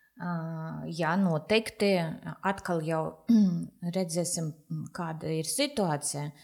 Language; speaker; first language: Latvian; non-native, local second language; Russian